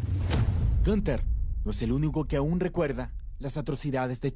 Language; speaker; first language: Spanish; native; Spanish